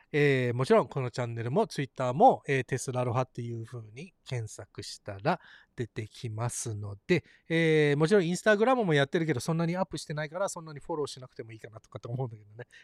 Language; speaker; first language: Japanese; early bilingual, heritage; Japanese